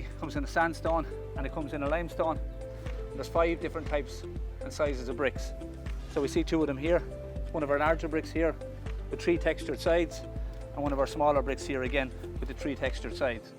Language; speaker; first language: English; native; English